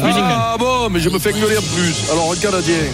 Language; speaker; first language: French; native; French